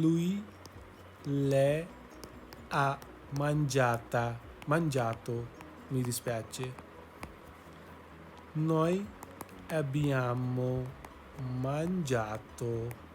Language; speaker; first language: Italian; non-native, learner; English